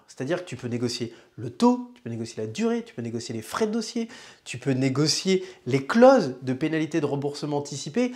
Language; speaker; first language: French; native; French